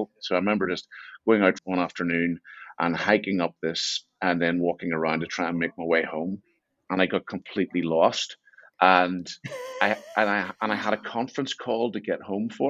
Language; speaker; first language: English; native; English